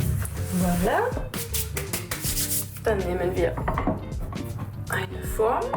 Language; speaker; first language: German; non-native, fluent; French